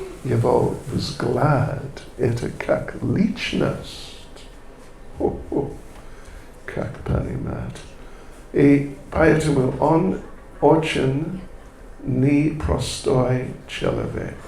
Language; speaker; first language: Russian; non-native, learner; English